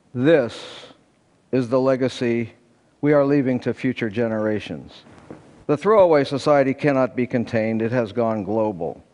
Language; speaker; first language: English; native; English